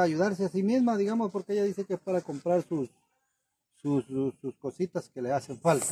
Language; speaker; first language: Spanish; native; Spanish